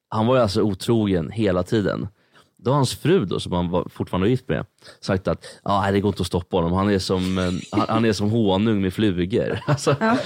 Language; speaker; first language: Swedish; native; Swedish